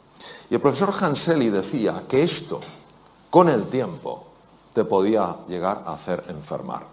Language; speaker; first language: Spanish; native; Spanish